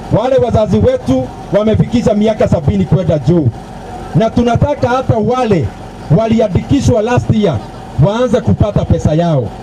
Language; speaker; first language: Swahili; non-native, local second language; Kikuyu